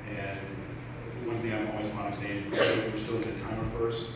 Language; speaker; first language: English; native; English